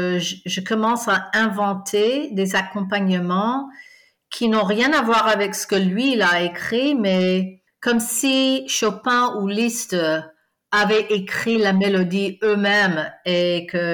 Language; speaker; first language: French; non-native, fluent; English